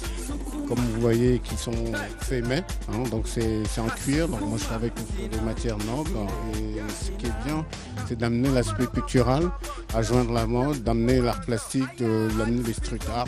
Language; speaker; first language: French; non-native, local second language; Wolof